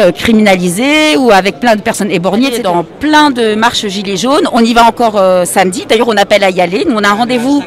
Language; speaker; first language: French; native; French